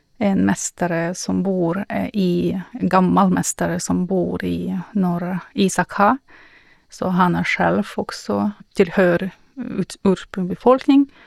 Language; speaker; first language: Swedish; non-native, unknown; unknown